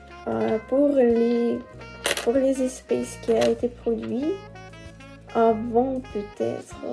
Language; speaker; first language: French; non-native, learner; Russian